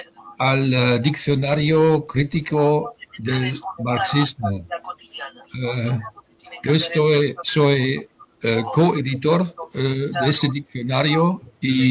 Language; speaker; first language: Spanish; non-native, fluent; German